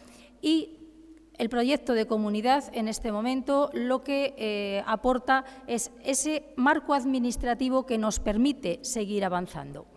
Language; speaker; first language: Spanish; native; Spanish